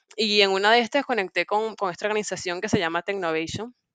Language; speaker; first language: Spanish; native; Spanish